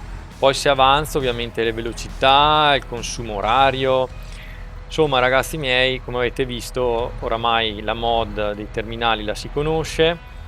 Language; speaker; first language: Italian; native; Italian